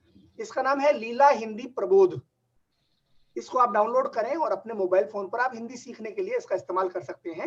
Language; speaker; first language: Hindi; native; Hindi